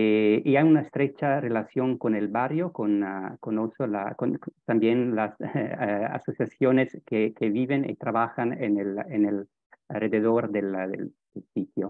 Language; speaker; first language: Spanish; non-native, fluent; Italian